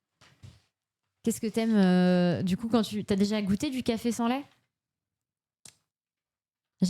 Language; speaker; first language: French; native; French